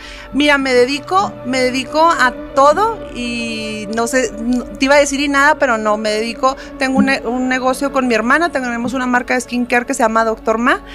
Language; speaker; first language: Spanish; native; Spanish